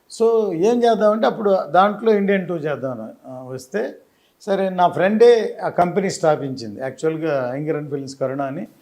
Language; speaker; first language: Telugu; native; Telugu